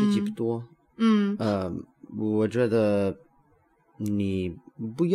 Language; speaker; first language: Chinese; non-native, learner; English